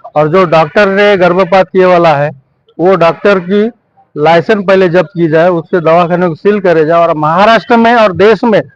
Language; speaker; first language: Hindi; non-native, local second language; Marathi